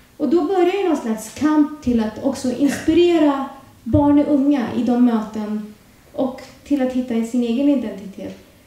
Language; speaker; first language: Swedish; early bilingual, other home language; Urdu